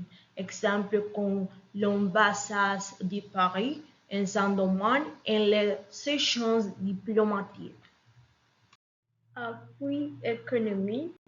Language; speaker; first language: French; non-native, learner; Spanish